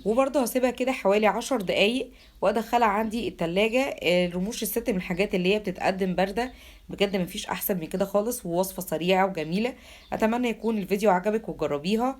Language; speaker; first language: Arabic; native; Arabic